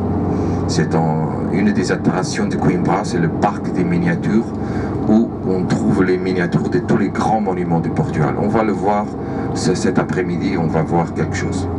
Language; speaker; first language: French; non-native, fluent; Portuguese